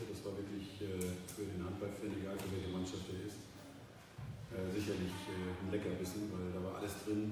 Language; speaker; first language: German; native; German